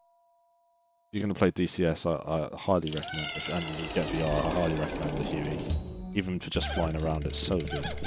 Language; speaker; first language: English; native; English